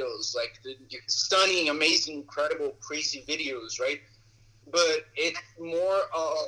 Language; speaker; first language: English; non-native, fluent; Portuguese